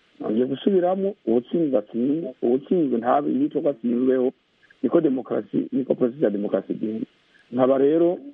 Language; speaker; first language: Rundi; native; Rundi